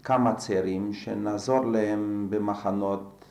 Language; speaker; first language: Hebrew; non-native, fluent; Slovak